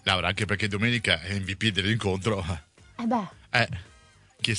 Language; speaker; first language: Italian; native; Italian